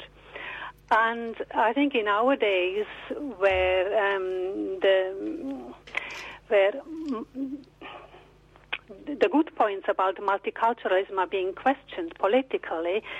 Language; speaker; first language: English; non-native, fluent; German